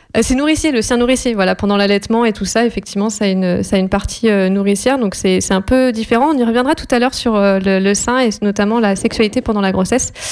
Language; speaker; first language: French; native; French